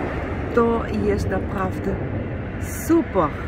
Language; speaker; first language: Polish; non-native, learner; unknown